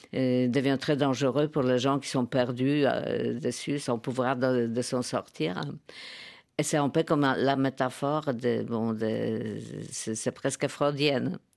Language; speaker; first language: French; non-native, fluent; Polish